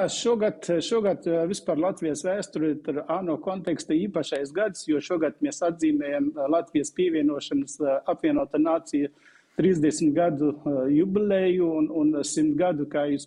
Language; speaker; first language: Latvian; non-native, fluent; Uzbek